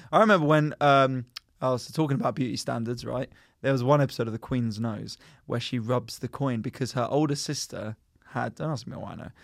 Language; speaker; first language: English; native; English